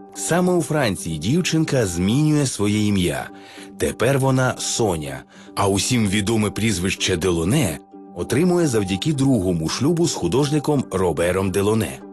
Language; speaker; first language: Ukrainian; native; Ukrainian